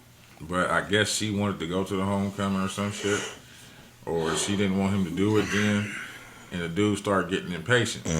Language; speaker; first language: English; native; English